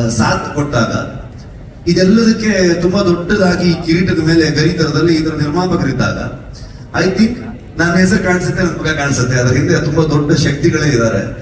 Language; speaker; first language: Kannada; native; Kannada